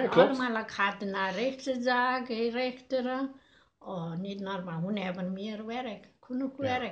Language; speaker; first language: Dutch; non-native, learner; Nepali